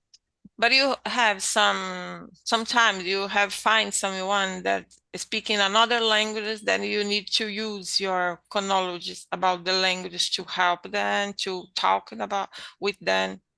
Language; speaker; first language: English; non-native, learner; Portuguese